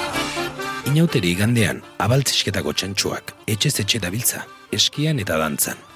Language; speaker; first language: Basque; native; Basque